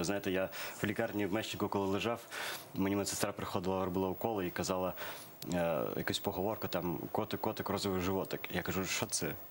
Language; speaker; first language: Ukrainian; early bilingual, other home language; Persian